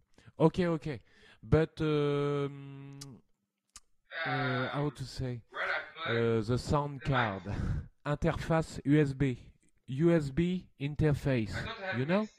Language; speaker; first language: English; non-native, learner; French